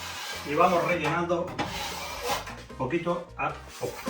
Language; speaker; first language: Spanish; native; Spanish